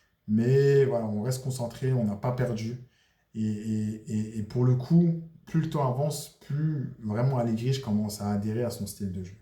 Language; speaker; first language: French; native; French